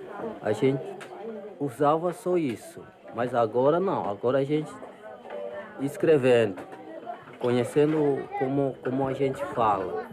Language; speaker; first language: Portuguese; non-native, local second language; Guarani